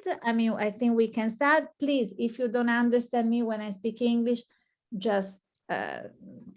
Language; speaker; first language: English; non-native, fluent; Italian